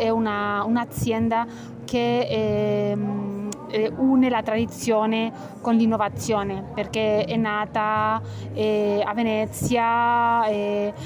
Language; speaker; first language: Italian; non-native, fluent; Spanish